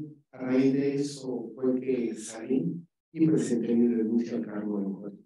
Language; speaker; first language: Spanish; native; Spanish